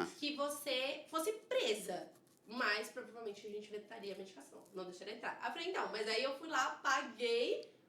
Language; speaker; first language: Portuguese; early bilingual, heritage; Portuguese